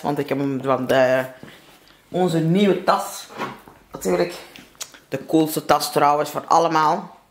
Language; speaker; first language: Dutch; native; Dutch